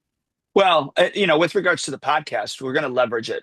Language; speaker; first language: English; native; English